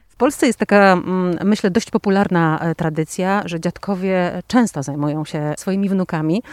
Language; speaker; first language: Polish; native; Polish